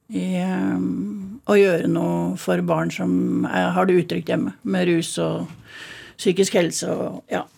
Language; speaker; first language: Norwegian; native; Norwegian